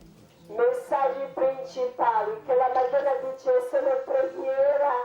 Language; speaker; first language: Italian; non-native, learner; Croatian